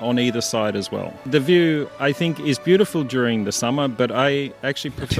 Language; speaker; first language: English; native; English